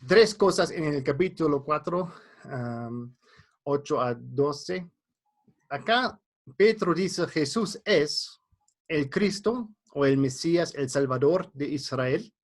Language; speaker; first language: Spanish; non-native, fluent; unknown